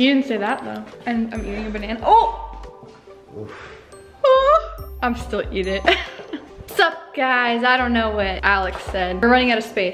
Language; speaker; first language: English; native; English